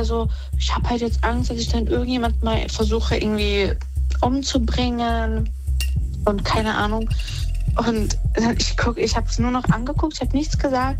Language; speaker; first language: German; native; German